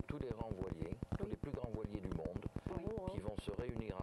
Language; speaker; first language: French; native; French